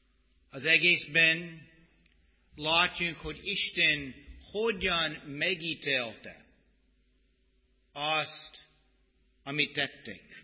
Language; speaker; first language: Hungarian; non-native, fluent; English